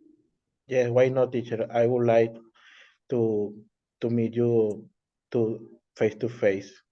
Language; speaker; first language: English; non-native, learner; Spanish